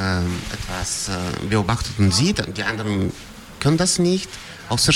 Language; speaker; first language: German; non-native, fluent; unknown